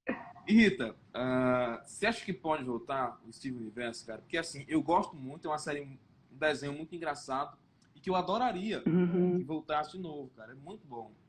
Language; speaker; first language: Portuguese; native; Portuguese